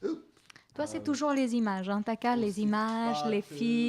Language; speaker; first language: French; native; French